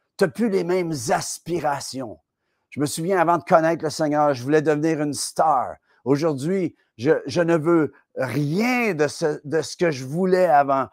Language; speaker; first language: French; native; French